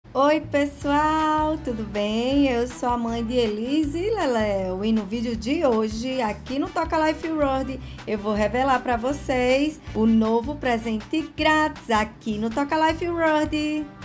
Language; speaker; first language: Portuguese; native; Portuguese